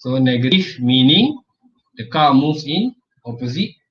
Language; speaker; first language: English; non-native, local second language; Malay